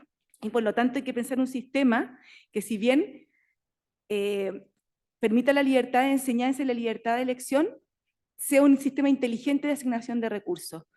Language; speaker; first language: Spanish; native; Spanish